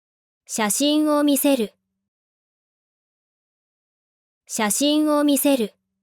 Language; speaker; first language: Japanese; native; Japanese